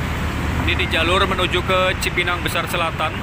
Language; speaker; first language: Indonesian; non-native, local second language; Javanese